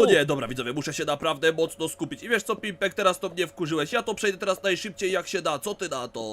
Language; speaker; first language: Polish; native; Polish